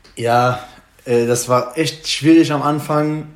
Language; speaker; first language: German; non-native, fluent; Hebrew